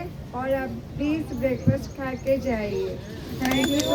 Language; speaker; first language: Hindi; non-native, local second language; Telugu